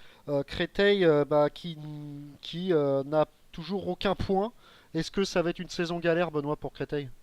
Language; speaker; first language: French; native; French